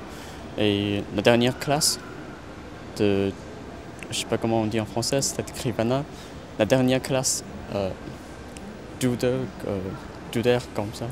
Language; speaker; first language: French; non-native, fluent; Chinese